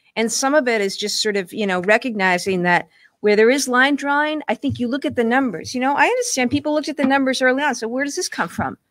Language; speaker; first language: English; native; English